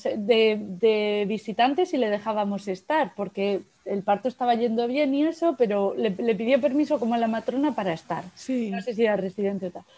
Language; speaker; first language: Spanish; native; Spanish